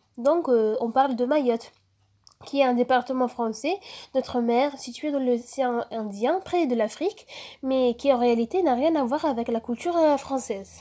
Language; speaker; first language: French; non-native, fluent; Italian